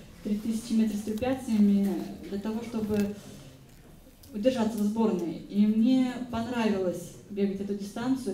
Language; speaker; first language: Russian; native; Russian